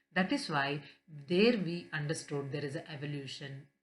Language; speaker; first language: English; non-native, local second language; Kannada